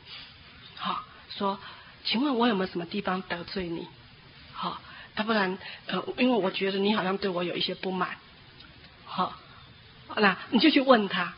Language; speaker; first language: Chinese; native; Chinese